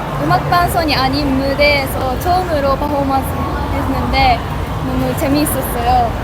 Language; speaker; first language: Korean; non-native, learner; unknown